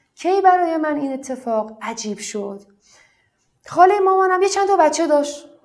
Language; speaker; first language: Persian; non-native, local second language; Arabic